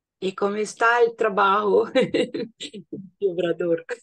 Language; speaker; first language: Spanish; non-native, learner; Portuguese